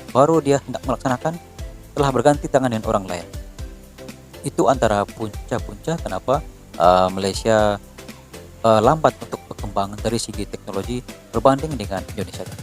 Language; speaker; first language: Malay; native; Malay